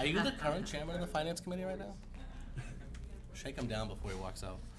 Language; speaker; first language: English; native; English